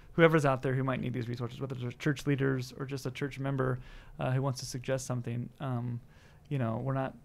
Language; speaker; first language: English; native; English